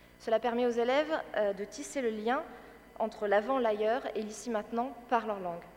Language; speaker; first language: French; native; French